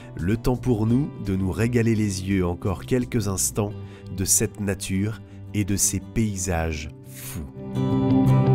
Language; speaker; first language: French; native; French